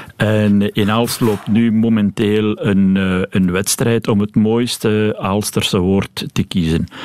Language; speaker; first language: Dutch; native; Dutch